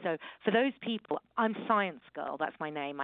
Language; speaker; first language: English; native; English